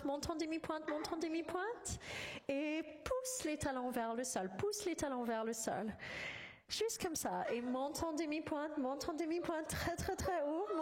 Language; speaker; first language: French; non-native, fluent; English